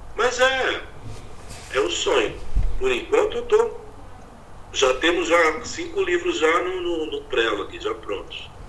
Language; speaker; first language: Portuguese; native; Portuguese